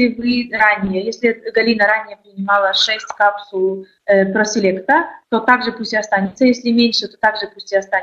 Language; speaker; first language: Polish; non-native, learner; Russian